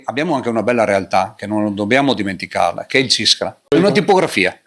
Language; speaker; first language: Italian; native; Italian